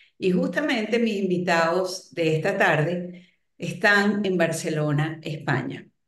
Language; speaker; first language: Spanish; native; Spanish